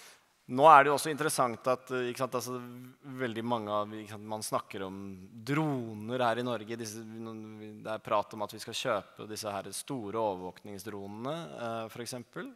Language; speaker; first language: Norwegian; native; Norwegian